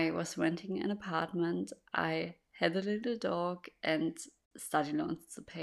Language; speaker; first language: English; non-native, fluent; German